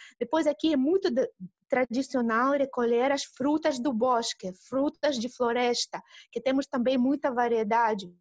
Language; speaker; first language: Portuguese; non-native, fluent; Russian